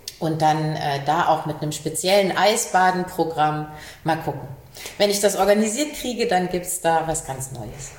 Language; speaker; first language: German; native; German